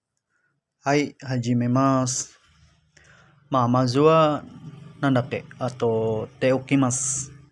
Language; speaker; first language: Japanese; non-native, learner; Indonesian